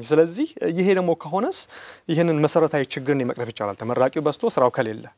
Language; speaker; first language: Amharic; native; Amharic